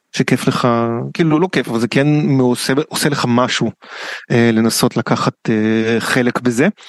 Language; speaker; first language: Hebrew; native; Hebrew